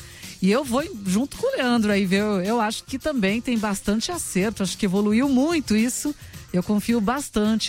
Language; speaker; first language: Portuguese; native; Portuguese